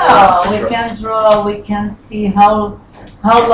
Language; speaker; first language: English; non-native, learner; Portuguese